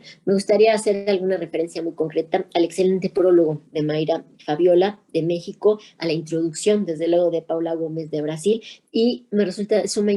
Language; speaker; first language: Spanish; native; Spanish